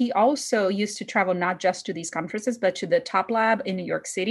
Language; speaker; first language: English; non-native, fluent; Portuguese